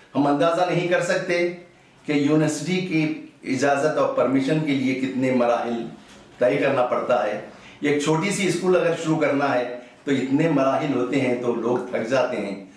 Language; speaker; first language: Urdu; native; Urdu